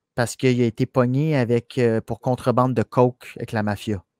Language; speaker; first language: French; native; French